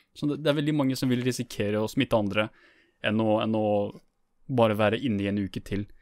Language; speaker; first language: Norwegian; native; Norwegian